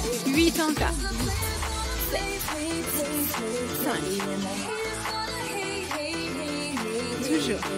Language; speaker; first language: French; native; French